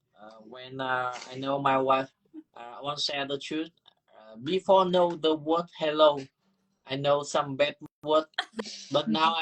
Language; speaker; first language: English; non-native, learner; Vietnamese